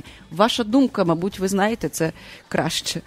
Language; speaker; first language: Ukrainian; native; Ukrainian